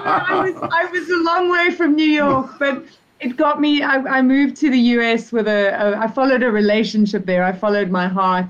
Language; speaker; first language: English; native; English